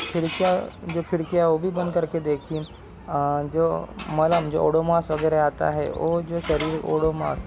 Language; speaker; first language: Hindi; non-native, local second language; Marathi